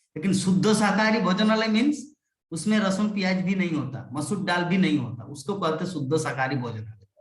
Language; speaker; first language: Hindi; non-native, local second language; Bangla